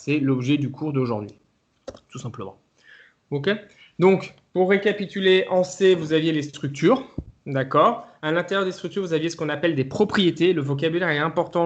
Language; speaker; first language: French; native; French